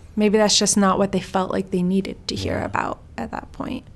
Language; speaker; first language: English; early bilingual, heritage; Swedish